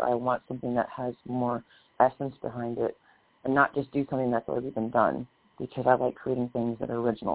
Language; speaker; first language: English; native; English